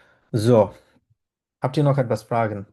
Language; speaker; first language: German; non-native, fluent; Bangla